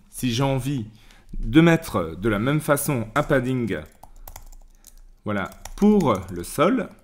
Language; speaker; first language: French; native; French